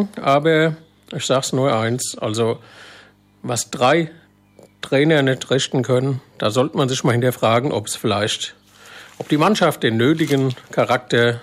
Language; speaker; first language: German; native; German